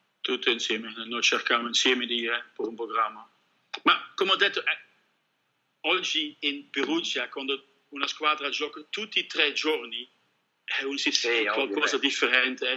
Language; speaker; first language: Italian; non-native, learner; Dutch